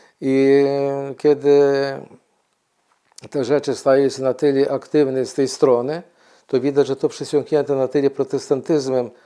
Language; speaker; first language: Polish; non-native, fluent; Ukrainian